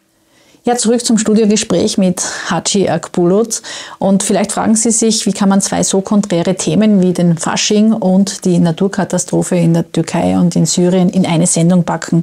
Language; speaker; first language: German; native; German